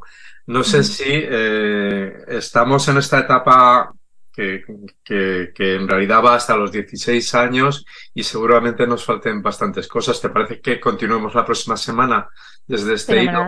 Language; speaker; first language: Spanish; native; Spanish